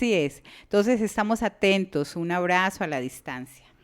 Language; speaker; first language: Spanish; native; Spanish